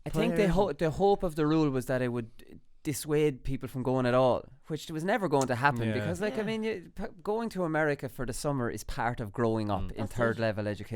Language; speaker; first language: English; native; English